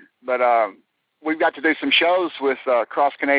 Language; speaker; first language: English; native; English